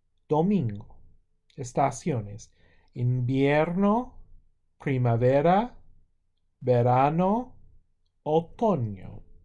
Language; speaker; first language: Spanish; non-native, fluent; English